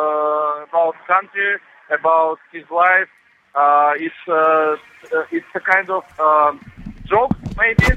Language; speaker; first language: English; non-native, learner; Russian